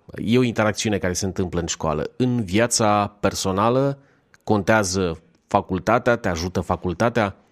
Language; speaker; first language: Romanian; native; Romanian